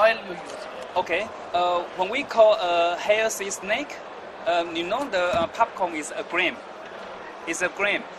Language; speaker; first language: English; non-native, learner; Chinese